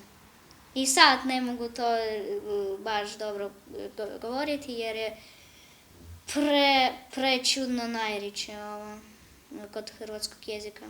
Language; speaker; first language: Bosnian; early bilingual, other home language; Ukrainian